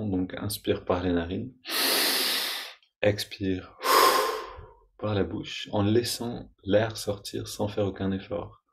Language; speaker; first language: French; native; French